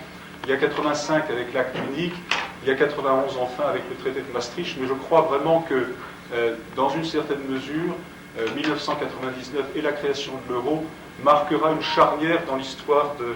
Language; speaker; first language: French; native; French